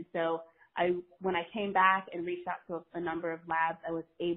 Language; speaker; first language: English; native; English